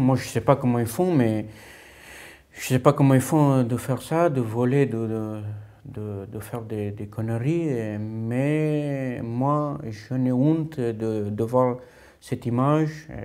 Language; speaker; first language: French; non-native, fluent; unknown